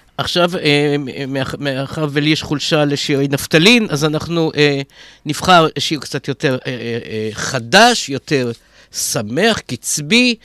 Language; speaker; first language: Hebrew; native; Hebrew